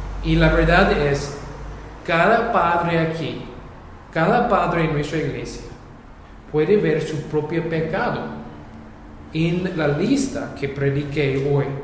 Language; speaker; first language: Spanish; non-native, fluent; English